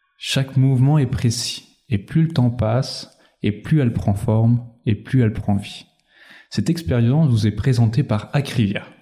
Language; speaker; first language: French; native; French